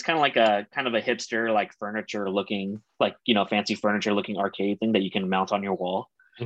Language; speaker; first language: English; native; English